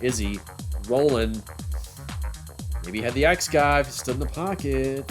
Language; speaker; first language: English; native; English